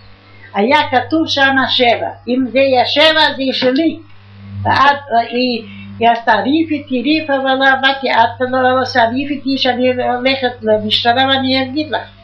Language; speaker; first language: Hebrew; non-native, fluent; Yiddish